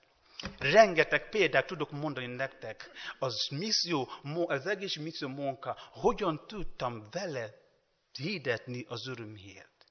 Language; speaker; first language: Hungarian; non-native, learner; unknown